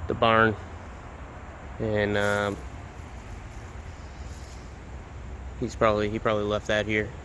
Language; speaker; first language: English; native; English